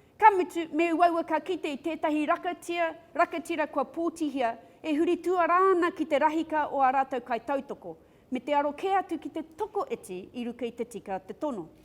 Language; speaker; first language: Māori; non-native, local second language; English